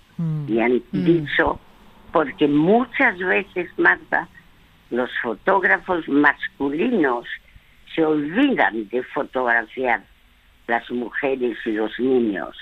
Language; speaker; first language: Spanish; early bilingual, other home language; French